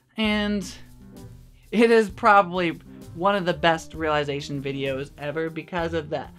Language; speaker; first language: English; native; English